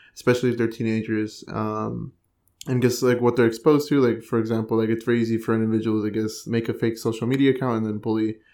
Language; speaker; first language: English; native; English